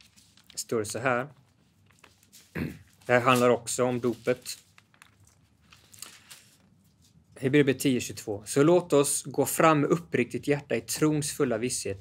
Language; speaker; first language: Swedish; native; Swedish